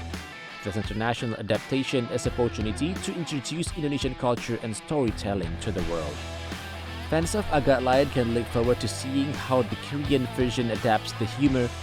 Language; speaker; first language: English; non-native, fluent; Indonesian